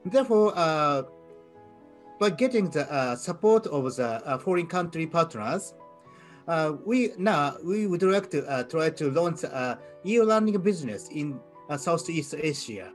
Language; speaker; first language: English; non-native, learner; Japanese